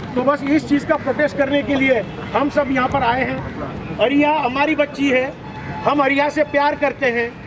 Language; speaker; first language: Hindi; non-native, local second language; Gujarati